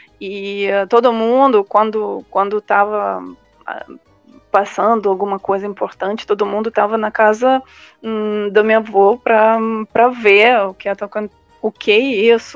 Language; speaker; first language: Portuguese; non-native, fluent; Russian